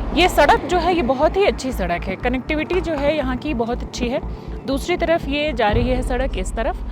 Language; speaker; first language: Hindi; native; Hindi